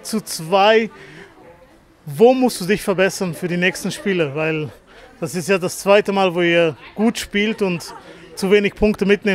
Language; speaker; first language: German; native; German